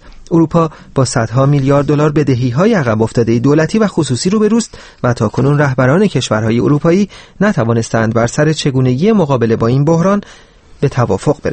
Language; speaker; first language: Persian; native; Persian